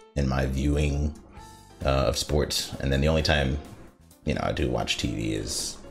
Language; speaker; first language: English; native; English